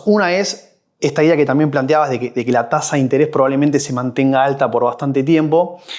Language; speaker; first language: Spanish; native; Spanish